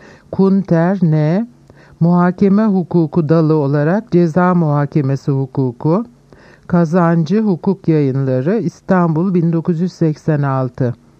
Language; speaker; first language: Turkish; native; Turkish